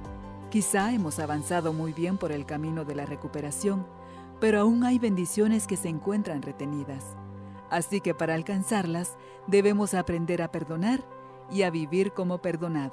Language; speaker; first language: Spanish; native; Spanish